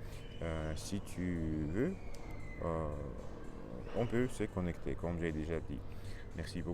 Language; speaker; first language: French; non-native, learner; Russian